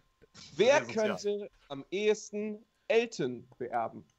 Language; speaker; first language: German; native; German